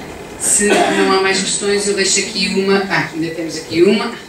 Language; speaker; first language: Portuguese; native; Portuguese